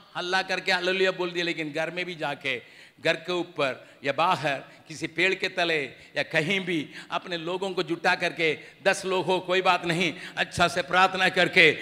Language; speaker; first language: Hindi; non-native, local second language; Tamil